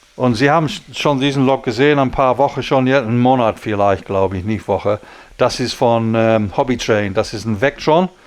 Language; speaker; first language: German; non-native, learner; English